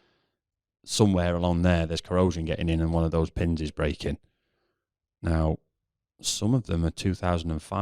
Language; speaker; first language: English; native; English